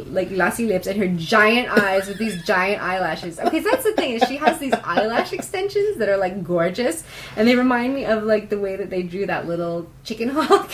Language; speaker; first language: English; native; English